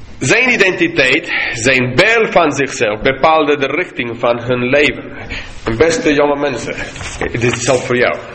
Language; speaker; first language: Dutch; non-native, fluent; English